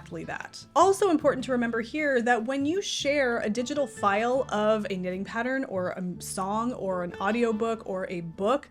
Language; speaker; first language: English; native; English